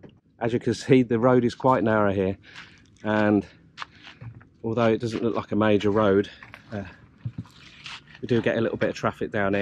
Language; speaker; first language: English; native; English